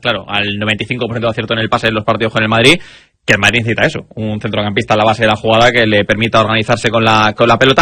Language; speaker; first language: Spanish; native; Spanish